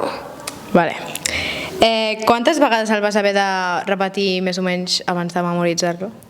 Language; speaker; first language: Catalan; native; Catalan